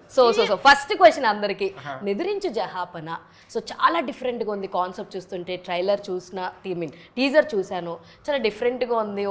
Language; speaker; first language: Telugu; native; Telugu